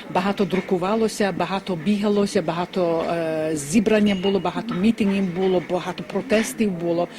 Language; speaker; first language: Ukrainian; early bilingual, heritage; Ukrainian